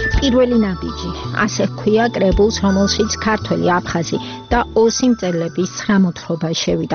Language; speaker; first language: Georgian; native; Georgian